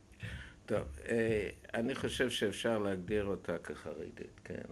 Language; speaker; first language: Hebrew; non-native, fluent; German